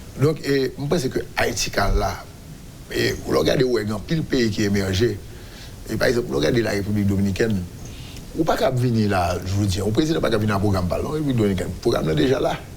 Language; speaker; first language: French; non-native, local second language; Haitian Creole